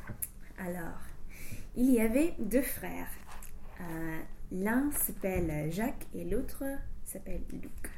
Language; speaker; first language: French; non-native, learner; English